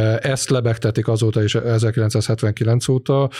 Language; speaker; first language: Hungarian; native; Hungarian